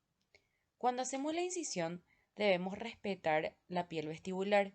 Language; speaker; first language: Spanish; native; Spanish